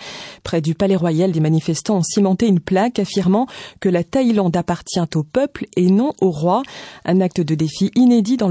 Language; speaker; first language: French; native; French